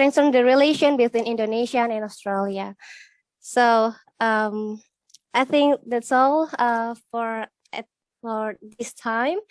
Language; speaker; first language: English; non-native, fluent; Indonesian